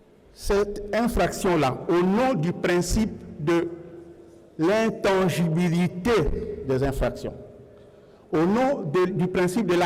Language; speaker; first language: French; native; French